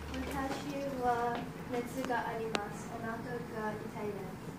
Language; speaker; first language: Japanese; non-native, learner; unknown